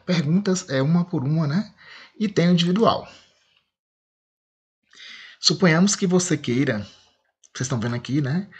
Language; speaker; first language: Portuguese; native; Portuguese